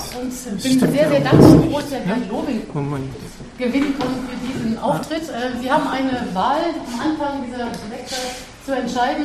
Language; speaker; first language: German; native; German